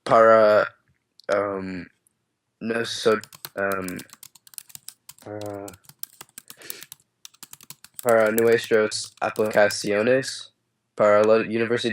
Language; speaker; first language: Spanish; non-native, learner; English